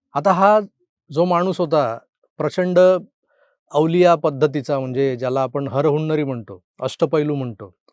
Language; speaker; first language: Marathi; native; Marathi